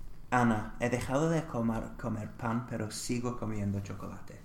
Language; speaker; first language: Spanish; non-native, fluent; English